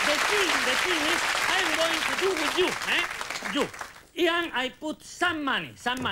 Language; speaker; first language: English; non-native, learner; Spanish